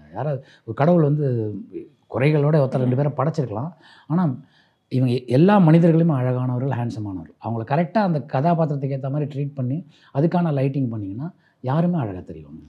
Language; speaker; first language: Tamil; native; Tamil